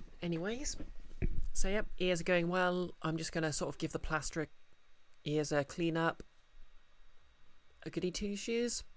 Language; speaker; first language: English; native; English